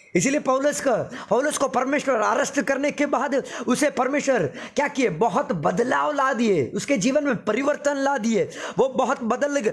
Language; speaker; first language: Hindi; non-native, local second language; Telugu